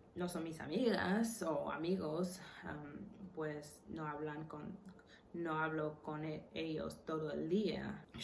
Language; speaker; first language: Spanish; non-native, learner; English